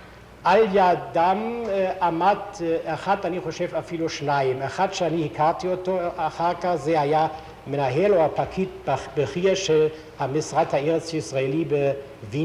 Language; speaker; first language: Hebrew; non-native, fluent; German